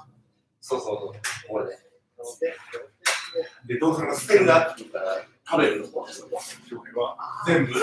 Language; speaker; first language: Japanese; native; Japanese